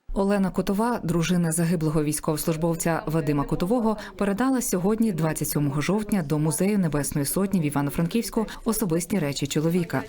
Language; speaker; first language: Ukrainian; native; Ukrainian